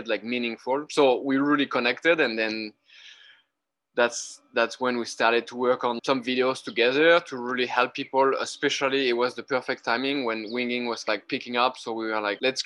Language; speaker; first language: English; non-native, fluent; French